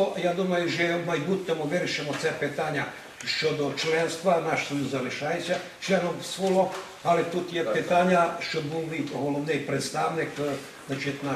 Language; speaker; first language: Ukrainian; early bilingual, heritage; Ukrainian